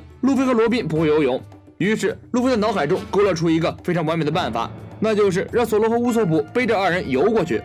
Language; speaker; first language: Chinese; native; Chinese